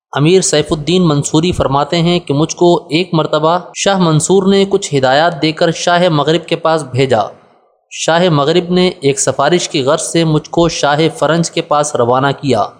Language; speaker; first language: Urdu; native; Urdu